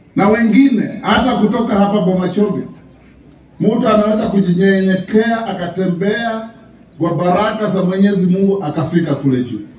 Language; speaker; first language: Swahili; non-native, local second language; Luyia